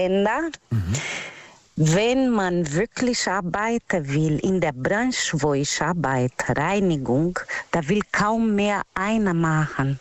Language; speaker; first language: German; non-native, learner; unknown